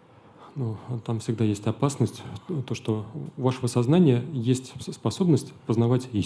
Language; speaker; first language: Russian; native; Russian